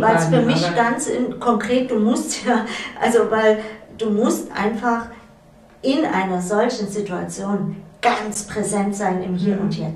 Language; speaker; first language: German; native; German